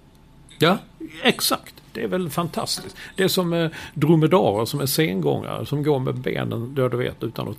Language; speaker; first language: Swedish; native; Swedish